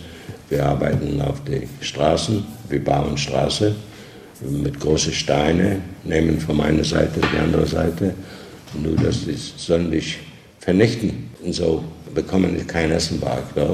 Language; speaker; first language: German; non-native, learner; Polish